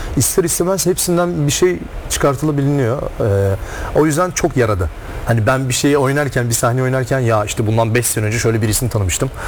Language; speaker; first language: Turkish; native; Turkish